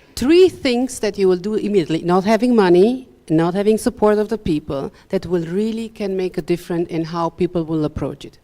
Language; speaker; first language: English; non-native, fluent; Romanian